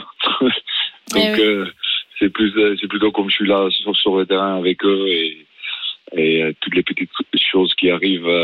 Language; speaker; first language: French; non-native, fluent; Afrikaans